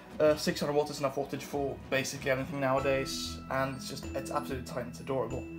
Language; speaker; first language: English; non-native, fluent; Swedish